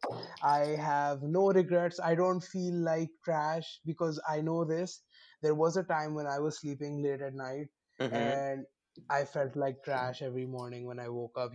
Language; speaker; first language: English; non-native, local second language; Urdu